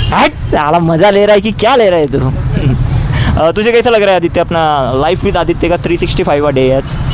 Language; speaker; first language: Hindi; non-native, local second language; Marathi